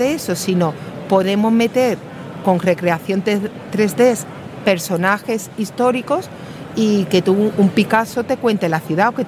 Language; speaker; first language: Spanish; native; Spanish